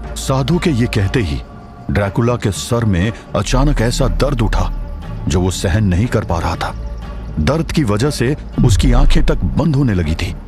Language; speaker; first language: Hindi; native; Hindi